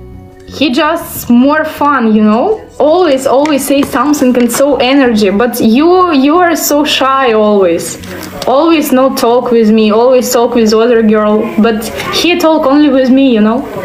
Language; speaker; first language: English; non-native, learner; Russian